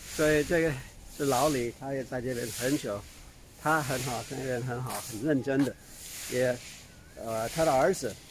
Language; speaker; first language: Chinese; non-native, fluent; English